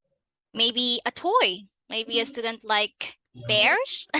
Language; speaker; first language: English; non-native, fluent; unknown